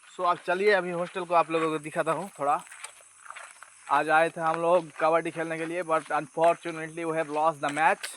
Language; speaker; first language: Hindi; non-native, fluent; Bangla